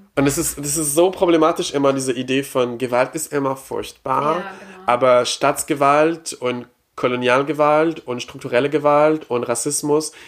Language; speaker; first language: German; non-native, fluent; English